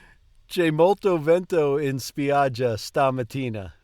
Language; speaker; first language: Italian; non-native, learner; English